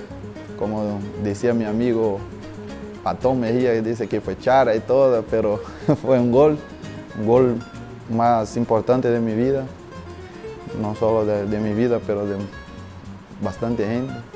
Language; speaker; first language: Spanish; non-native, learner; Portuguese